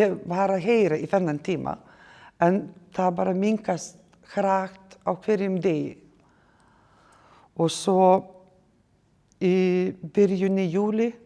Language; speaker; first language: Icelandic; non-native, learner; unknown